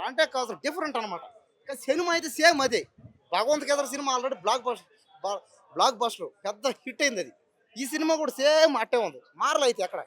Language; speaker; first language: Telugu; native; Telugu